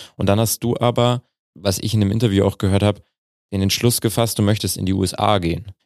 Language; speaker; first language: German; native; German